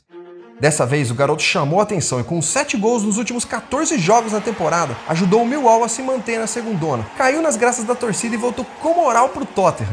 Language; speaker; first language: Portuguese; native; Portuguese